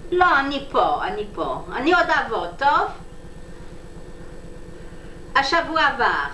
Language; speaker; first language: Hebrew; non-native, learner; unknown